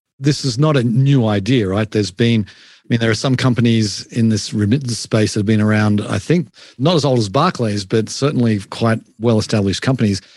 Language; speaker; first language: English; native; English